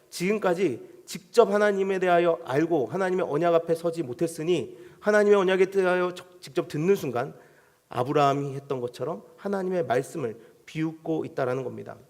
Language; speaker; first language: Korean; native; Korean